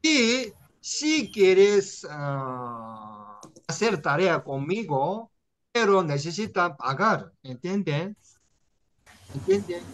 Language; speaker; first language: Spanish; non-native, learner; Korean